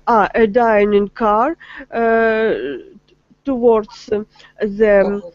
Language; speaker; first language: English; non-native, learner; Russian